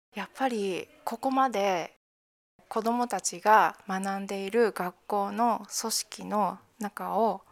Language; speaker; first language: Japanese; native; Japanese